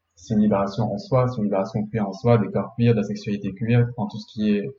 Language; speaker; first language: French; non-native, local second language; Arabic